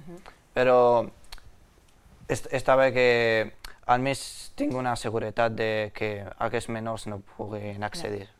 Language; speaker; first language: Catalan; early bilingual, other home language; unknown